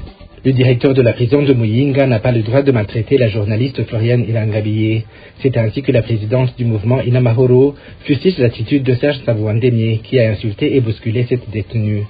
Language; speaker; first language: French; non-native, local second language; Rundi